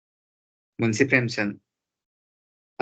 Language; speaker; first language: English; non-native, learner; Hindi